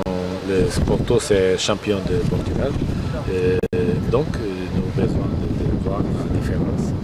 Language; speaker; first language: French; non-native, fluent; Portuguese